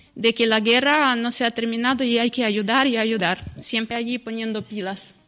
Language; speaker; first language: Spanish; non-native, fluent; Ukrainian